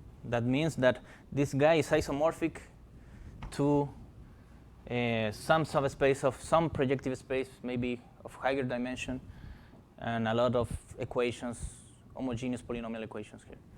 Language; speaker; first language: English; non-native, fluent; Spanish